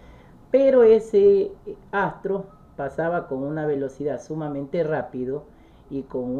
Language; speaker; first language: Spanish; native; Spanish